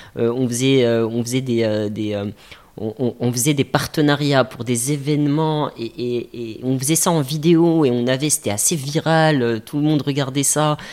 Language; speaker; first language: French; native; French